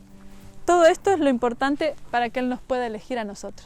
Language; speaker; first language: Spanish; native; Spanish